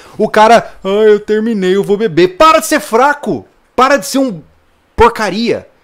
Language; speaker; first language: Portuguese; native; Portuguese